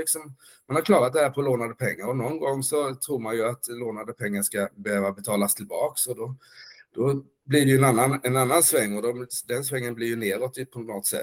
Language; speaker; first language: Swedish; native; Swedish